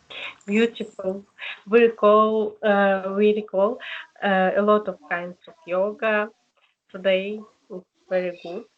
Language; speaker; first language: English; non-native, learner; Russian